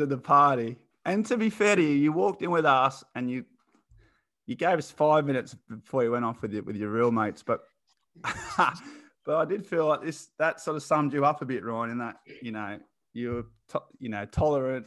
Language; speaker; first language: English; native; English